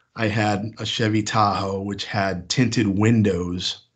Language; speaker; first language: English; native; English